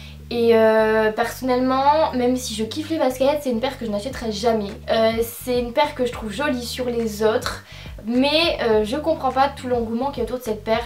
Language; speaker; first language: French; native; French